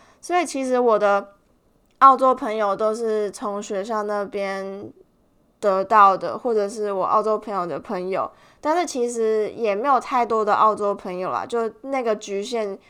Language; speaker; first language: Chinese; native; Chinese